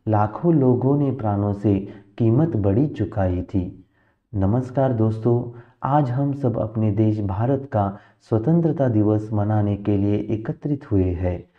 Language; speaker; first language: Hindi; non-native, local second language; Marathi